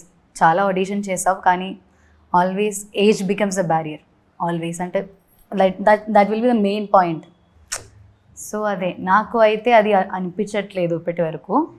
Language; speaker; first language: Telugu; non-native, learner; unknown